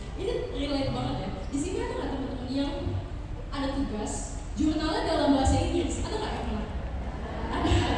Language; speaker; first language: Indonesian; native; Indonesian